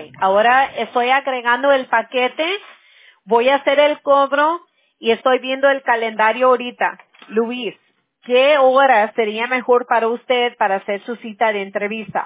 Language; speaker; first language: Spanish; early bilingual, heritage; Spanish